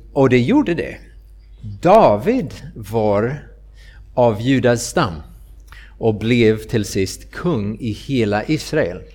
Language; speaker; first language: Swedish; non-native, fluent; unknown